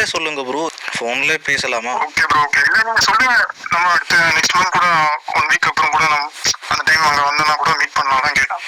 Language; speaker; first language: Tamil; non-native, learner; Malayalam